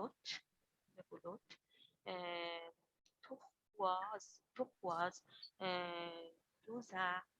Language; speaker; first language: French; non-native, learner; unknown